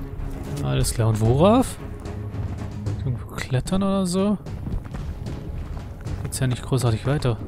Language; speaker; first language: German; native; German